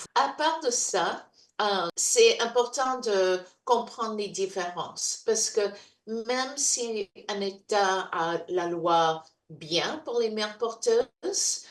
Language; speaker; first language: French; non-native, fluent; English